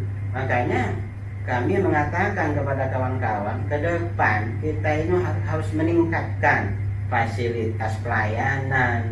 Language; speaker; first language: Indonesian; native; Indonesian